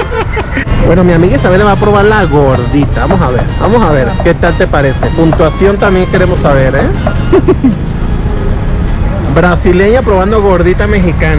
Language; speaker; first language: Spanish; native; Spanish